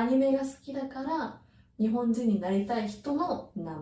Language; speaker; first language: Japanese; native; Japanese